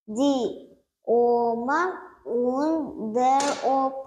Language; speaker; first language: German; non-native, learner; Turkmen